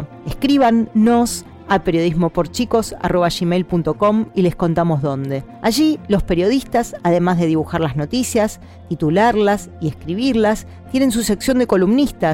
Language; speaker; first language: Spanish; native; Spanish